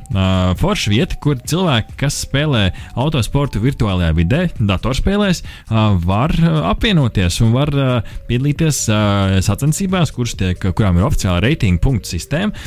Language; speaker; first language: Latvian; native; Latvian